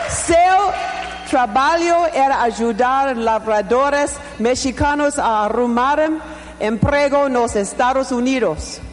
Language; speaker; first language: Portuguese; non-native, learner; English